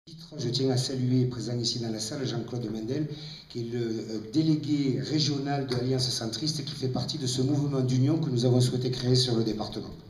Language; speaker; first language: French; native; French